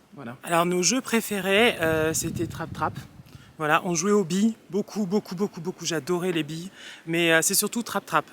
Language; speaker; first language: French; early bilingual, other home language; Réunion Creole French